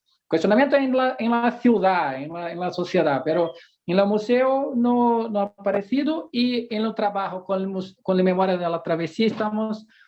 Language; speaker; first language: Spanish; non-native, fluent; Portuguese